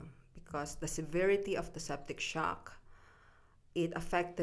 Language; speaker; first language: English; non-native, local second language; Filipino